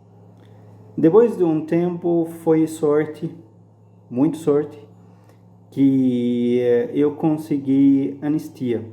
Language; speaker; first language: Portuguese; non-native, fluent; Arabic